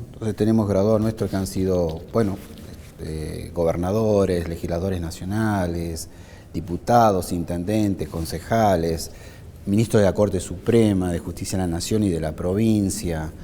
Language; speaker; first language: Spanish; native; Spanish